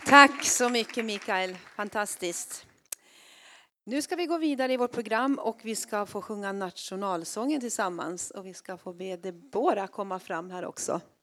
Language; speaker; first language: Swedish; native; Swedish